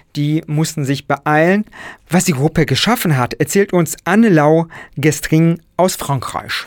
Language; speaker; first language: German; native; German